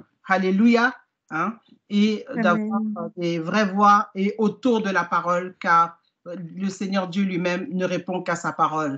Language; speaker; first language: French; native; French